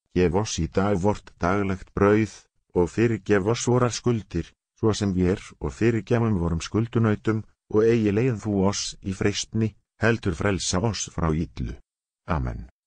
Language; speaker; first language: Icelandic; non-native, learner; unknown